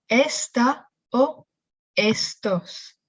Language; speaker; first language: Spanish; non-native, fluent; English